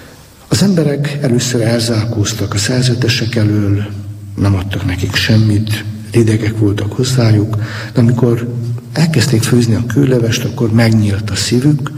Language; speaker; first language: Hungarian; native; Hungarian